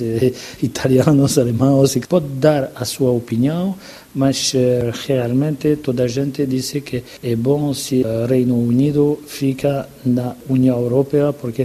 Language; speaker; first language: Portuguese; non-native, fluent; French